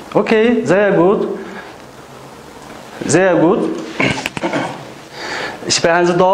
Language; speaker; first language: German; non-native, fluent; Turkish